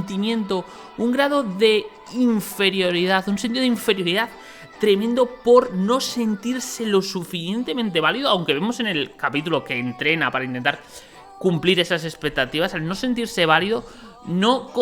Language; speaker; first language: Spanish; native; Spanish